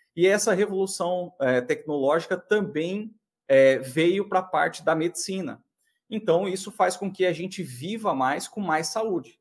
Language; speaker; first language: Portuguese; native; Portuguese